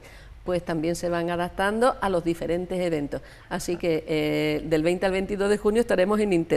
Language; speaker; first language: Spanish; native; Spanish